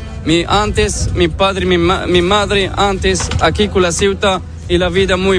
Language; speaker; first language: Spanish; non-native, learner; Arabic